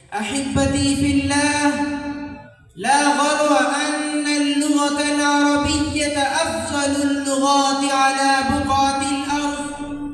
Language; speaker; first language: Arabic; non-native, learner; Urdu